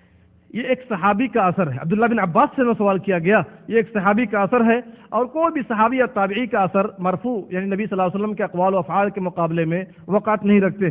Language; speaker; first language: Urdu; native; Urdu